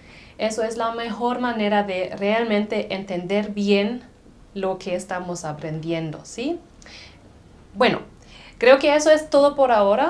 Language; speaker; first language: Spanish; non-native, fluent; German